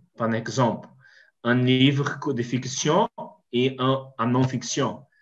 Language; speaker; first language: French; non-native, learner; Portuguese